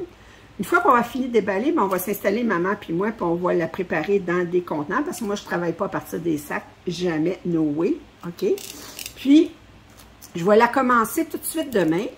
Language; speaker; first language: French; native; French